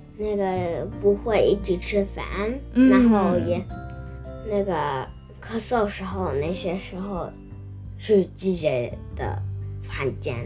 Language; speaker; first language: Chinese; early bilingual, heritage; Chinese